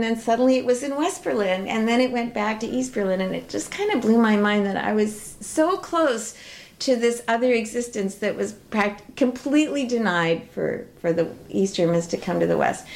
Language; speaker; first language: English; native; English